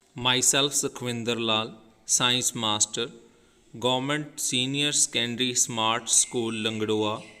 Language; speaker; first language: English; non-native, local second language; Punjabi